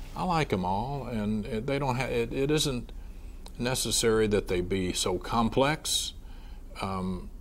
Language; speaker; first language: English; native; English